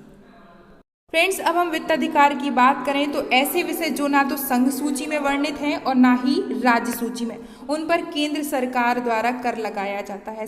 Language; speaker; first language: Hindi; native; Hindi